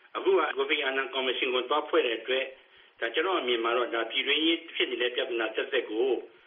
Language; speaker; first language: Burmese; native; Burmese